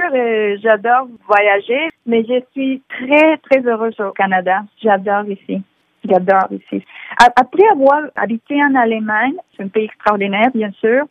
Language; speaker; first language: French; non-native, fluent; Spanish